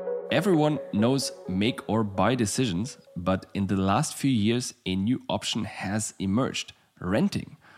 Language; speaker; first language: English; non-native, fluent; German